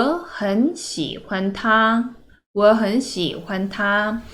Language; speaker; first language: Chinese; non-native, fluent; Korean